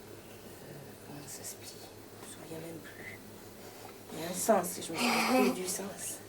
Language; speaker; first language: French; native; French